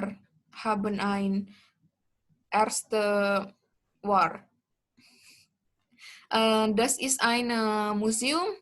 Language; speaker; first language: German; non-native, learner; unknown